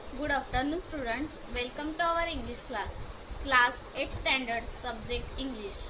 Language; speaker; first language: English; non-native, local second language; Marathi